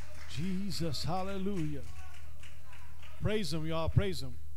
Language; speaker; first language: English; non-native, local second language; Spanish